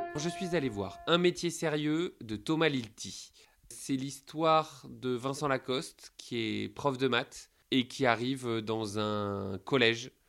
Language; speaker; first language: French; native; French